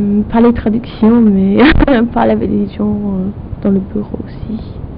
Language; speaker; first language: French; non-native, fluent; English